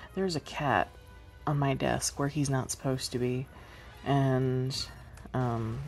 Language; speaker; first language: English; native; English